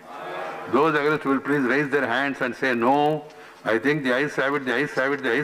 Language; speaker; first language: English; non-native, local second language; Hindi